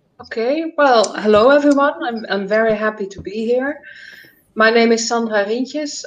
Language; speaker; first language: English; non-native, fluent; Dutch